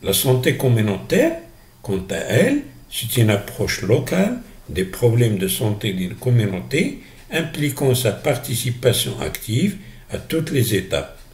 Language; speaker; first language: French; non-native, local second language; Arabic